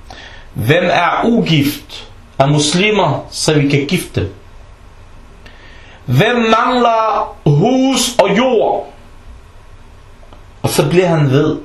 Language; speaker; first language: Danish; non-native, fluent; Arabic